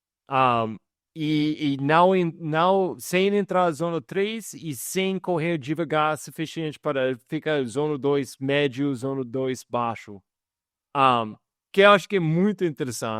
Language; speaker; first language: Portuguese; non-native, fluent; English